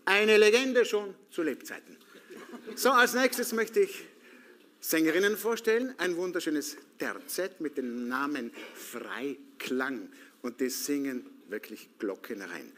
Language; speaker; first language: German; native; German